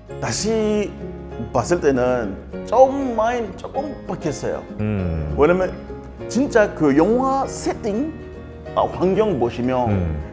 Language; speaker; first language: Korean; non-native, learner; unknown